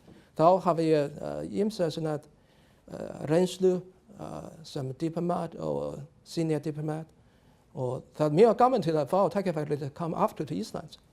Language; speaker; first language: Icelandic; non-native, learner; Chinese